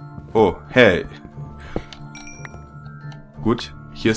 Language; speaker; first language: German; native; German